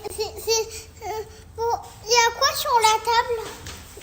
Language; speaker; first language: French; early bilingual, heritage; French